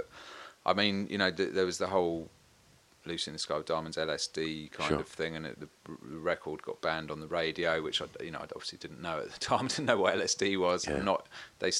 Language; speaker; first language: English; native; English